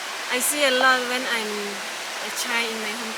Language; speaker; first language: English; non-native, learner; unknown